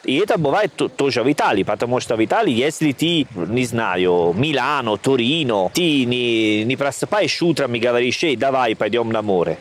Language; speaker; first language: Russian; non-native, learner; Italian